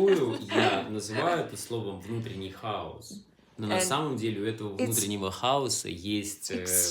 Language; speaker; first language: Russian; native; Russian